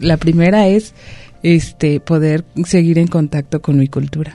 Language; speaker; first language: Spanish; non-native, local second language; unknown